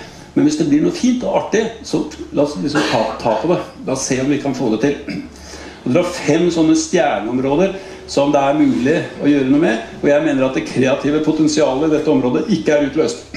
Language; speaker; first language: Norwegian; native; Norwegian